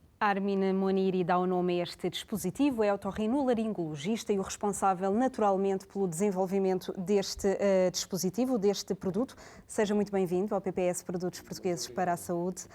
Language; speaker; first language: Portuguese; native; Portuguese